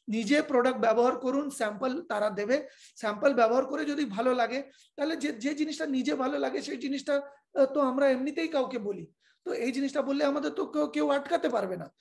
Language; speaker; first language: Bangla; non-native, fluent; Hindi